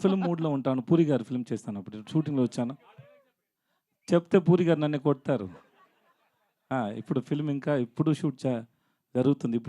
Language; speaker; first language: Telugu; non-native, learner; Tamil